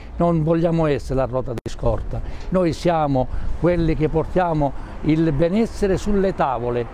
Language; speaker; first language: Italian; native; Italian